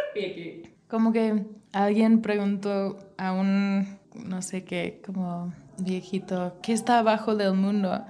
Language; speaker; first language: Spanish; non-native, fluent; English